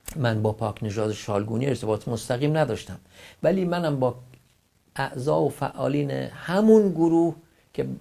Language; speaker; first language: Persian; non-native, local second language; Kurdish